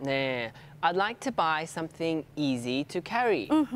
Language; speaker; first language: English; native; English